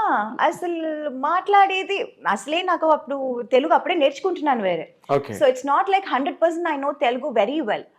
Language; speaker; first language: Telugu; non-native, local second language; Tamil